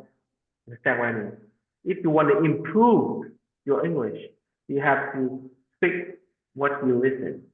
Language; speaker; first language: English; non-native, fluent; Vietnamese